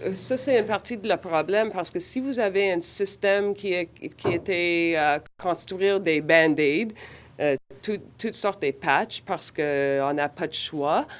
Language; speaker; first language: French; non-native, local second language; English